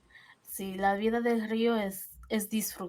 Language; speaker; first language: Spanish; early bilingual, heritage; Spanish